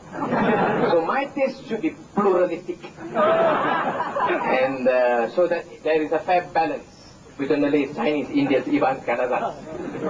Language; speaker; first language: English; non-native, local second language; Malay